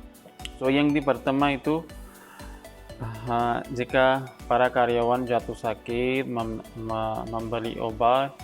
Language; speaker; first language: Indonesian; non-native, learner; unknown